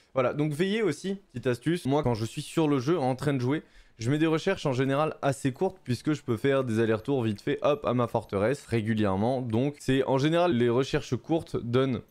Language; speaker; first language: French; native; French